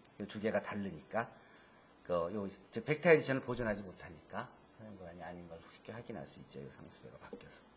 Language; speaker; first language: Korean; native; Korean